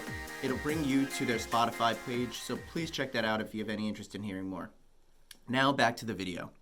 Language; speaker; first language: English; native; English